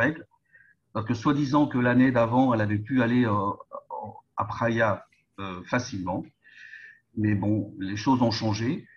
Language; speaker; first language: French; native; French